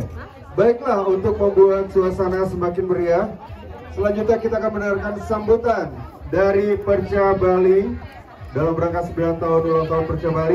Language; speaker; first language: Indonesian; native; Indonesian